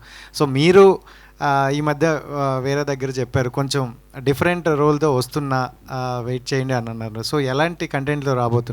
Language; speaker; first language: Telugu; native; Telugu